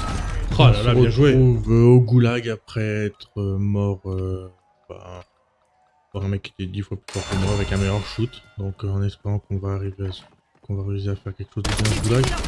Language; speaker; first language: French; native; French